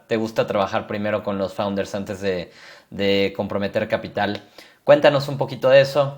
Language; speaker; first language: Spanish; native; Spanish